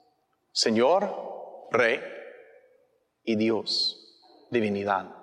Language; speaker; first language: Spanish; non-native, learner; English